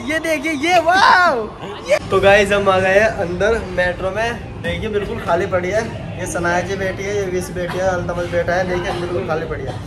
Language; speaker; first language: Hindi; native; Hindi